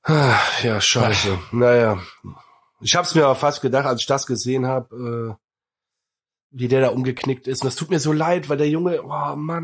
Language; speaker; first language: German; native; German